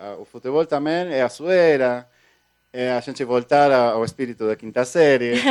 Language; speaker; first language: Portuguese; non-native, fluent; Spanish